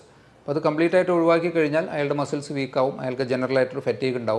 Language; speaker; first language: Malayalam; native; Malayalam